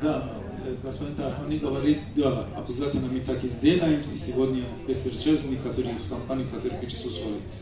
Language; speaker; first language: Russian; non-native, learner; Persian